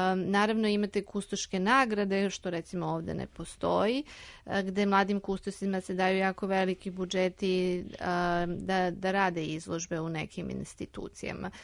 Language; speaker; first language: Serbian; native; Serbian